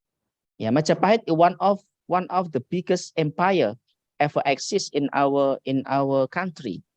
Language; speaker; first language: English; non-native, learner; Indonesian